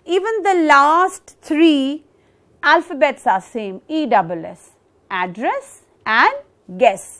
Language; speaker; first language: English; non-native, local second language; Punjabi